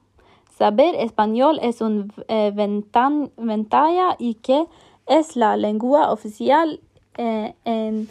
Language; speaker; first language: Spanish; non-native, fluent; Norwegian